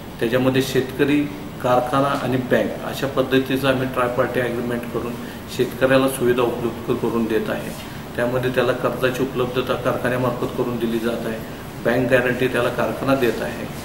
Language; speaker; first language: Marathi; native; Marathi